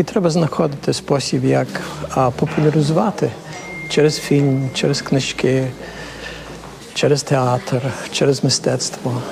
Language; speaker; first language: Ukrainian; early bilingual, heritage; Ukrainian